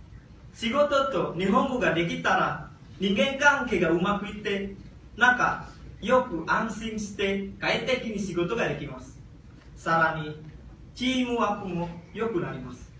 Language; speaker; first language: Japanese; non-native, learner; Indonesian